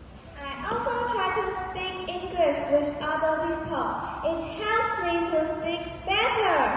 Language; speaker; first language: English; non-native, learner; Chinese